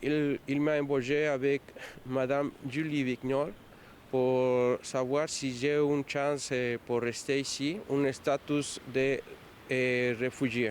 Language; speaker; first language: French; non-native, fluent; Spanish